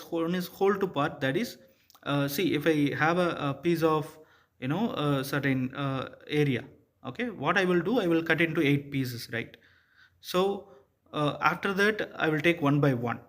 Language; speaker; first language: English; non-native, local second language; Tamil